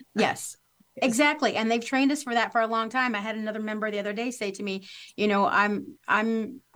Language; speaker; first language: English; native; English